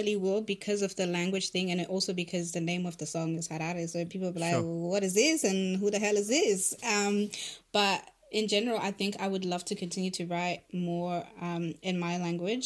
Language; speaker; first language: English; non-native, local second language; Shona